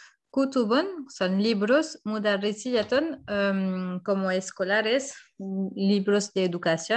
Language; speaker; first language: Spanish; non-native, fluent; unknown